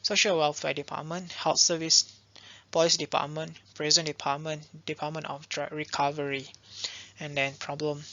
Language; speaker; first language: English; non-native, local second language; Malay